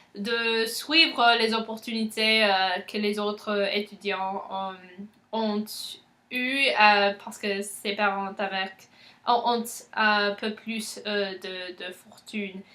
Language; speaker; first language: French; non-native, learner; English